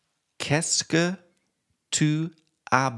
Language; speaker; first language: French; non-native, learner; English